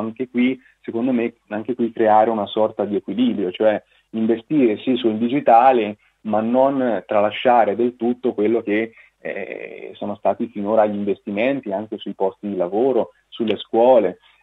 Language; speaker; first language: Italian; native; Italian